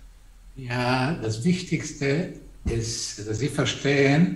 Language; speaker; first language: German; non-native, fluent; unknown